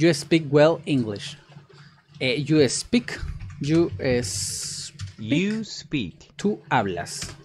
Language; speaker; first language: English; non-native, learner; Spanish